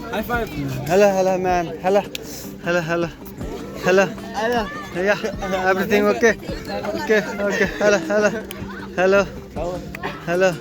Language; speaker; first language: English; non-native, learner; Nepali